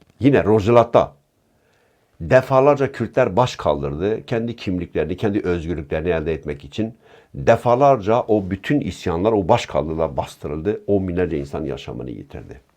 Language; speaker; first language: Turkish; non-native, local second language; Kurdish